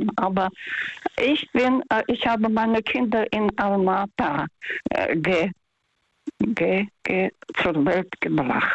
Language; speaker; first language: German; non-native, fluent; Russian